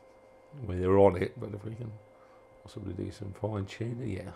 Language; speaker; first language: English; native; English